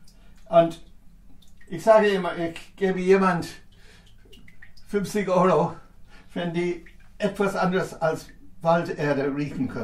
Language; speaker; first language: German; non-native, fluent; English